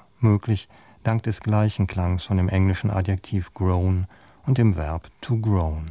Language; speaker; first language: German; native; German